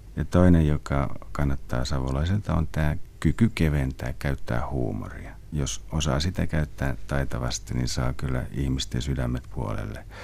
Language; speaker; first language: Finnish; native; Finnish